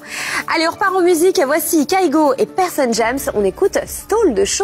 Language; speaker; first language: French; native; French